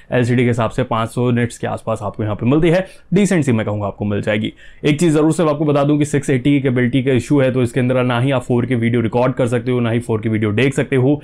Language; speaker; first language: Hindi; native; Hindi